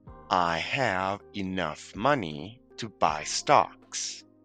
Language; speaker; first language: English; non-native, fluent; Spanish